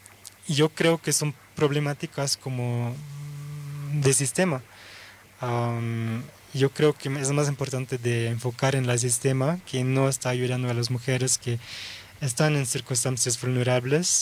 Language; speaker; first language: Spanish; early bilingual, heritage; Dutch